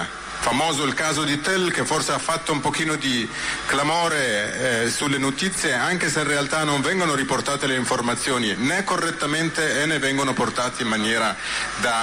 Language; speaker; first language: Italian; native; Italian